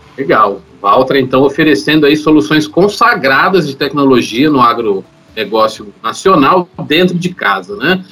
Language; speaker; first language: Portuguese; native; Portuguese